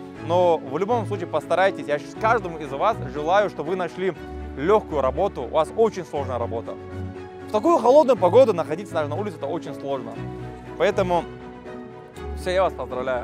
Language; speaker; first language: Russian; native; Russian